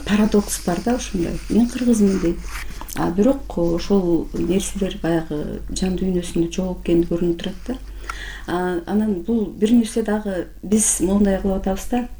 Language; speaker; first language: Kyrgyz; native; Kyrgyz